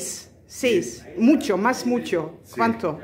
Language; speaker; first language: Spanish; non-native, learner; Serbian